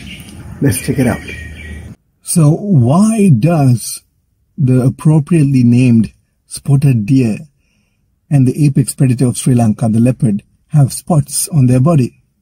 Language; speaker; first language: English; non-native, local second language; Sinhala